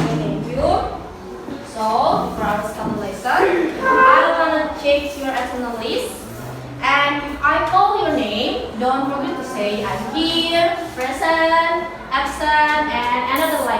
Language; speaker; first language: English; non-native, learner; Indonesian